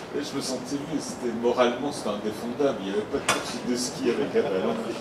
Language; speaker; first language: French; native; French